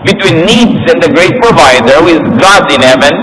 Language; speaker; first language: English; non-native, local second language; Filipino